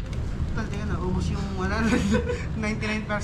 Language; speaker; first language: Filipino; native; Filipino